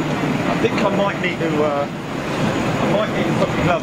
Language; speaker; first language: English; native; English